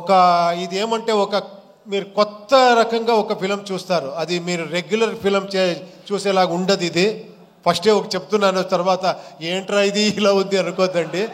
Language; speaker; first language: Telugu; non-native, fluent; Kannada